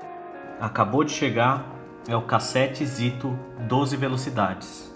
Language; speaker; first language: Portuguese; native; Portuguese